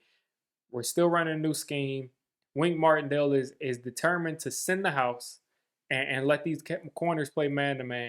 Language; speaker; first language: English; native; English